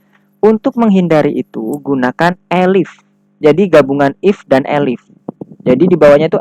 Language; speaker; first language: Indonesian; native; Indonesian